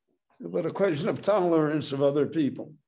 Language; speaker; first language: English; native; English